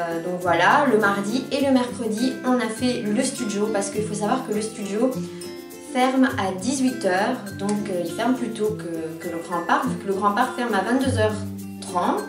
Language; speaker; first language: French; native; French